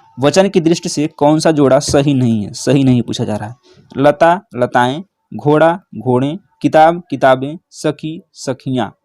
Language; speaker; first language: Hindi; native; Hindi